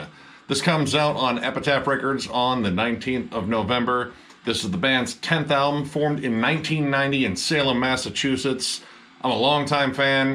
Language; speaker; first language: English; native; English